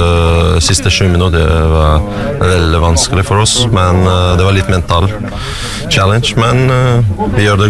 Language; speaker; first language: Norwegian; non-native, fluent; Russian